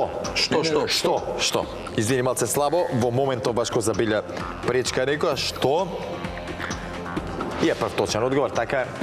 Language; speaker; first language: Macedonian; native; Macedonian